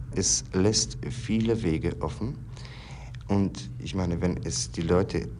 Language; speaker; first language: German; non-native, fluent; Polish